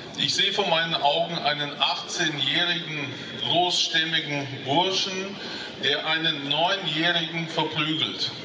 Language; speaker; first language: German; non-native, fluent; Russian